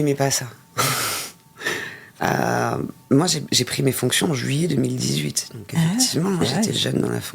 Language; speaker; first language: French; native; French